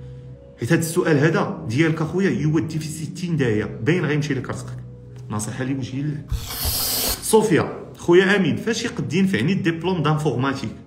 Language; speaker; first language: Arabic; native; Arabic